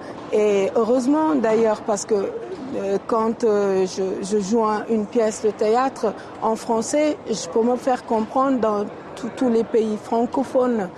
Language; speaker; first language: French; non-native, local second language; Wolof